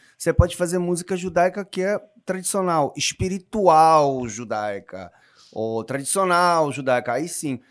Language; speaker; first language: Portuguese; non-native, fluent; Hebrew